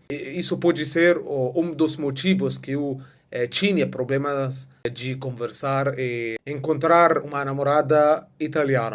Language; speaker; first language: Portuguese; non-native, fluent; Arabic